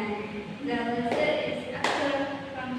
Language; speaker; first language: English; non-native, learner; Indonesian